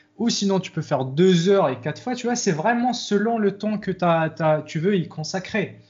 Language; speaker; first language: French; non-native, local second language; Arabic